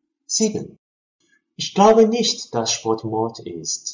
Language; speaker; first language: German; non-native, fluent; Chinese